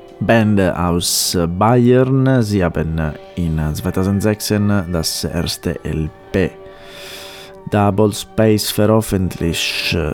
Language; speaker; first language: German; non-native, fluent; Italian